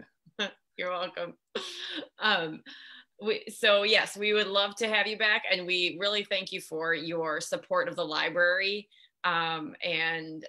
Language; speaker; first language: English; native; English